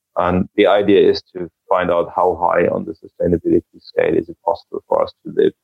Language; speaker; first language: English; non-native, fluent; German